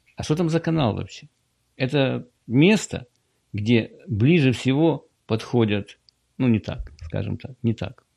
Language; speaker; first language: Russian; native; Russian